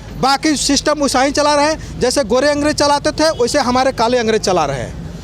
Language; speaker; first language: Hindi; native; Hindi